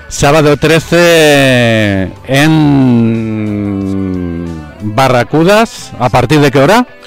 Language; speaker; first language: Spanish; native; Spanish